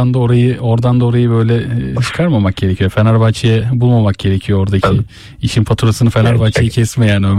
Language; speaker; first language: Turkish; native; Turkish